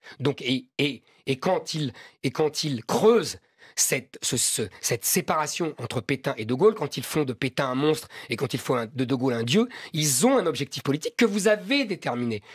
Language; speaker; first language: French; native; French